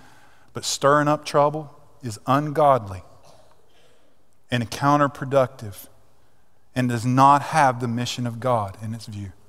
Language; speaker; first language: English; native; English